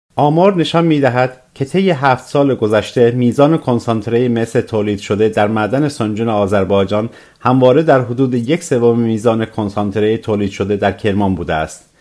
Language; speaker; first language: Persian; non-native, local second language; Azerbaijani